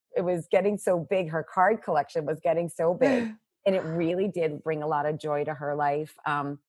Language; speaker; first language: English; native; English